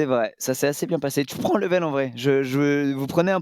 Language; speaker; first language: French; native; French